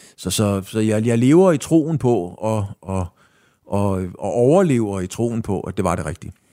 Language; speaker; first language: Danish; native; Danish